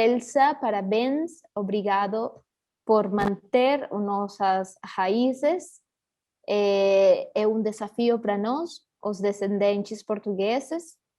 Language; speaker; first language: Portuguese; early bilingual, heritage; Portuguese